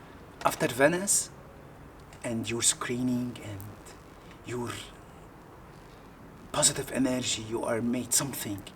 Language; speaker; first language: English; non-native, learner; Arabic